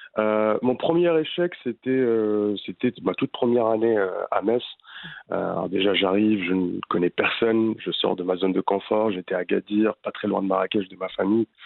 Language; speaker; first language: French; non-native, local second language; Arabic